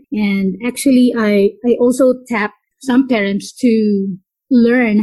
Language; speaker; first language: English; non-native, local second language; Filipino